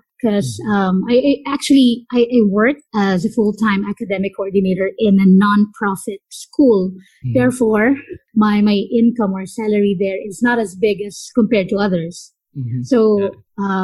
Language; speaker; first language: English; non-native, local second language; Filipino